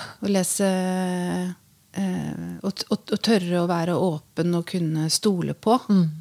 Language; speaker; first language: Norwegian; native; Norwegian